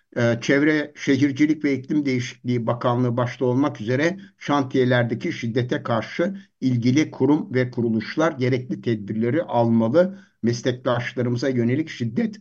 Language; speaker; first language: Turkish; native; Turkish